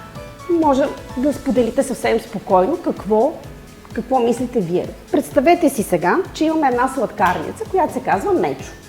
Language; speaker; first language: Bulgarian; native; Bulgarian